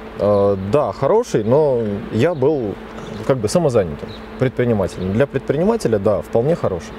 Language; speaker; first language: Russian; native; Russian